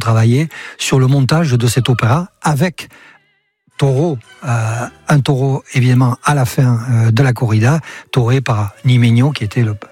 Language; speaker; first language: French; native; French